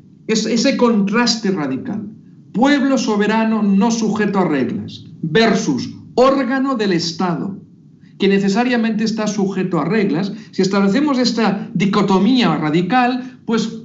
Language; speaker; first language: Spanish; native; Spanish